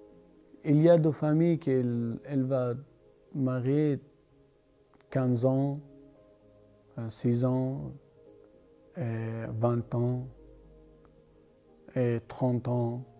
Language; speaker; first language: French; non-native, learner; Persian